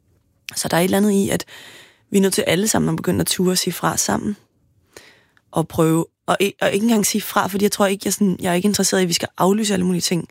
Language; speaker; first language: Danish; native; Danish